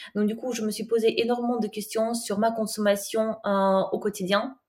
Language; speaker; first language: French; non-native, fluent; Russian